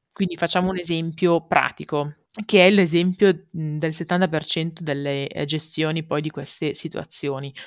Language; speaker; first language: Italian; native; Italian